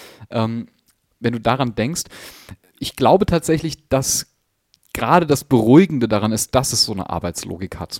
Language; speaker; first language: German; native; German